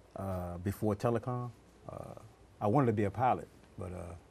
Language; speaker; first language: English; native; English